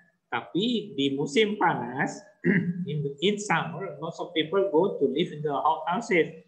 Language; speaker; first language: English; non-native, fluent; Indonesian